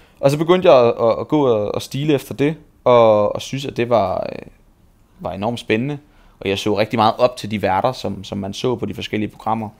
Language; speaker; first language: Danish; native; Danish